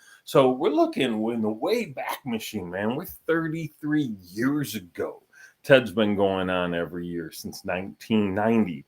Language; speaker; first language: English; native; English